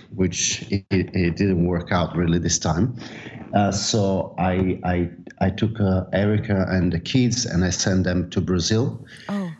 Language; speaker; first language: English; non-native, fluent; Italian